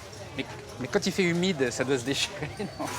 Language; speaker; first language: French; native; French